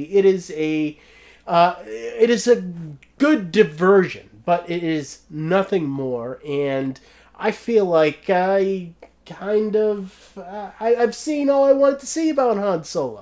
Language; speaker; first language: English; native; English